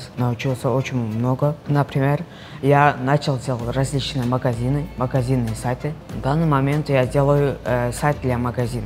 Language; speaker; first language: Russian; non-native, local second language; Uzbek